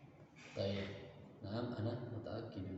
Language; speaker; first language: Arabic; non-native, fluent; Indonesian